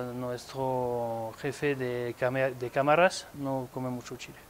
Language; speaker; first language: Spanish; non-native, fluent; French